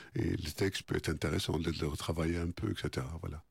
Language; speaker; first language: French; non-native, fluent; Arabic